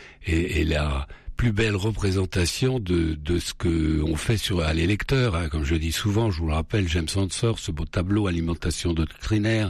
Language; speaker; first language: French; native; French